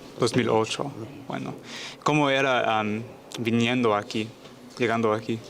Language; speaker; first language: Spanish; non-native, learner; English